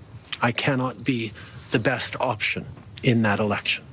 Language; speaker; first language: English; native; English